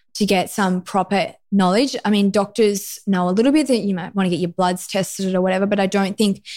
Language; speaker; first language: English; native; English